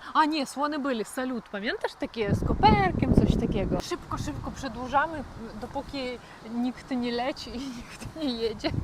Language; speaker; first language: Polish; non-native, learner; Ukrainian